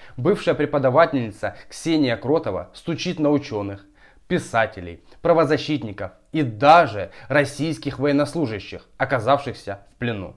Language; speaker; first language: Russian; native; Russian